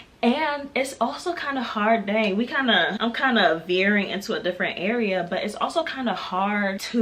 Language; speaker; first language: English; native; English